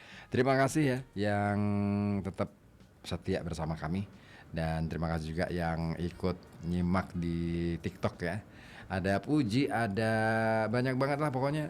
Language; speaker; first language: Indonesian; native; Indonesian